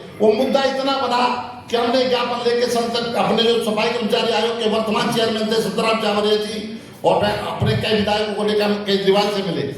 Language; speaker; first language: Hindi; native; Hindi